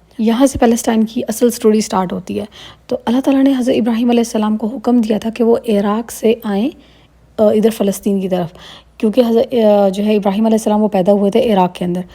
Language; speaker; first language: Urdu; native; Urdu